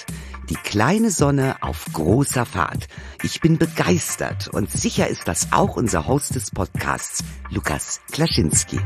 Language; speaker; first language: German; native; German